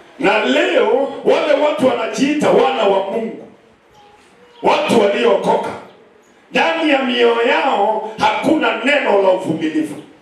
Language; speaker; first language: Swahili; non-native, local second language; Kamba